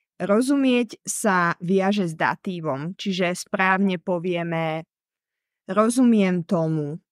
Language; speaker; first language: Slovak; native; Slovak